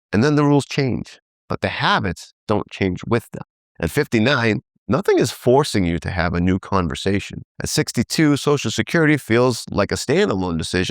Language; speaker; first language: English; native; English